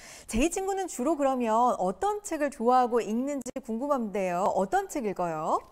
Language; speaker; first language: Korean; native; Korean